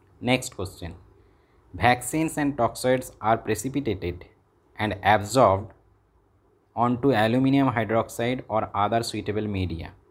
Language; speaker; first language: English; non-native, local second language; Bangla